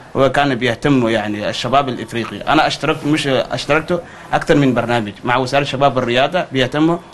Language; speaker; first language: Arabic; non-native, fluent; Somali